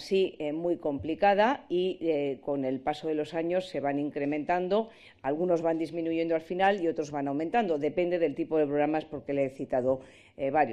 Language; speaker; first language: Spanish; native; Spanish